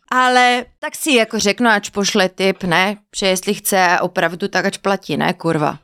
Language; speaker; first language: Czech; non-native, fluent; Spanish